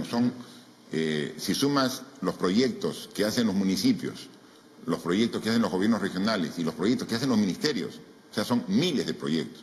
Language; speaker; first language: Spanish; native; Spanish